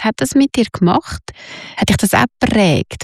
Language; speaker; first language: German; native; German